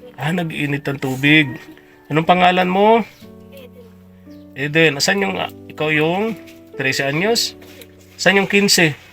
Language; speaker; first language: Filipino; native; Filipino